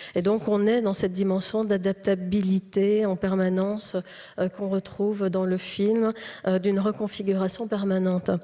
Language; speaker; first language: French; native; French